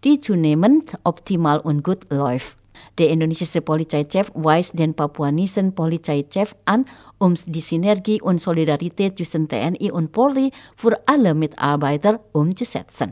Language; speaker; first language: German; non-native, fluent; Indonesian